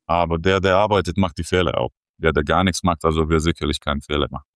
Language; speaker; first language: German; non-native, fluent; Croatian